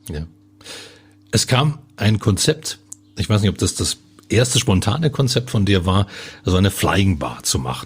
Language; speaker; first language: German; native; German